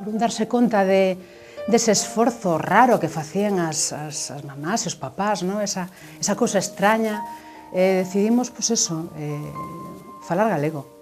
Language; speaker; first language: Galician; non-native, local second language; Spanish